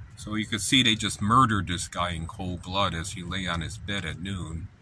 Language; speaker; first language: English; native; English